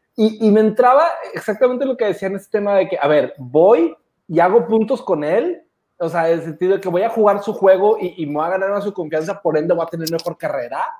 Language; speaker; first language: Spanish; native; Spanish